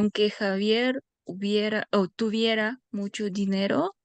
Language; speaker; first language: Spanish; non-native, fluent; Russian